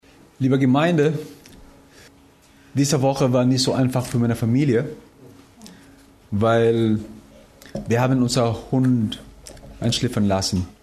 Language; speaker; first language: German; non-native, fluent; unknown